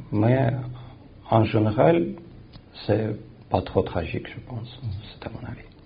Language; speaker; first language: French; non-native, fluent; Russian